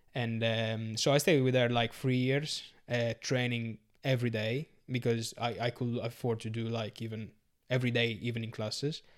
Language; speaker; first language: English; non-native, learner; Italian